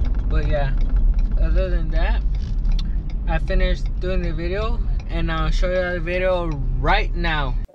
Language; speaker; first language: English; early bilingual, other home language; Spanish